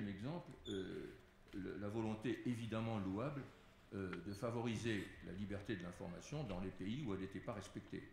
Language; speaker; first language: French; native; French